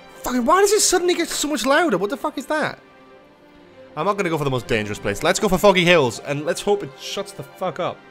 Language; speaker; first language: English; native; English